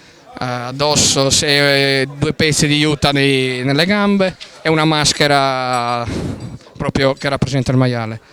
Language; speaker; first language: Italian; native; Italian